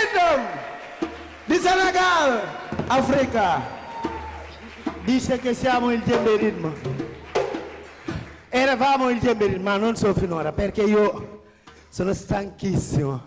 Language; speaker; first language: Italian; non-native, learner; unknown